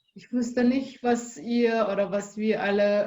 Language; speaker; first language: German; non-native, learner; Indonesian